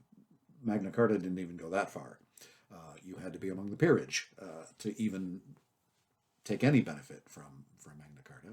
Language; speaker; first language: English; native; English